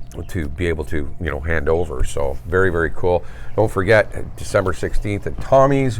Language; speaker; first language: English; native; English